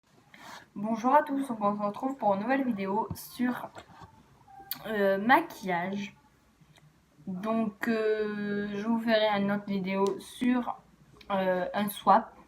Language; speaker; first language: French; native; French